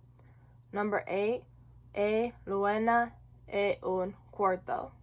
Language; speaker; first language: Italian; non-native, learner; English